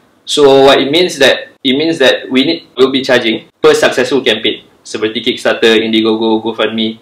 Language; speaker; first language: English; non-native, local second language; Malay